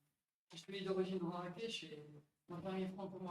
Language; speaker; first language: French; non-native, local second language; Arabic